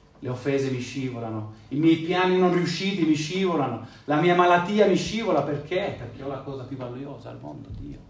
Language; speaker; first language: Italian; non-native, fluent; Spanish